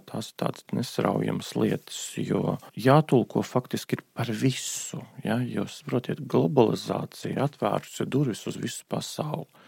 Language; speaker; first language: Latvian; native; Latvian